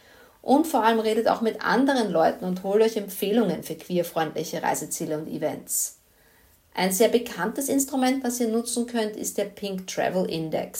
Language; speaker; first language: German; native; German